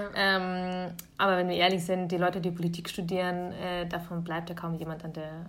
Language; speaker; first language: German; early bilingual, other home language; Russian